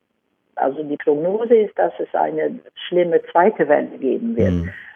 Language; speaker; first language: German; non-native, fluent; Swedish